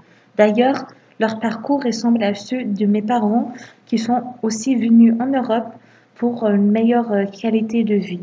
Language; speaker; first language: French; non-native, fluent; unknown